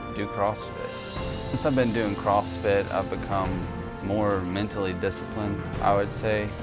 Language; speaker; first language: English; native; English